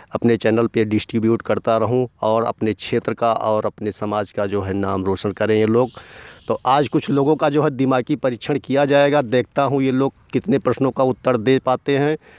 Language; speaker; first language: Hindi; native; Hindi